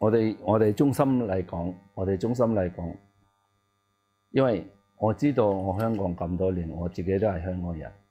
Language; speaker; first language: Cantonese; non-native, learner; Tibetan